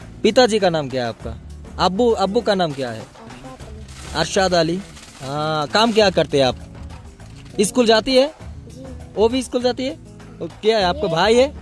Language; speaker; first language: Hindi; non-native, learner; Bangla